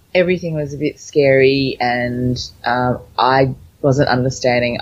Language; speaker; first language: English; early bilingual, other home language; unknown